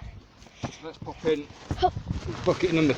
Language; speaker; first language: English; native; English